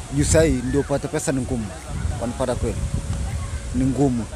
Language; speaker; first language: Swahili; non-native, local second language; Gusii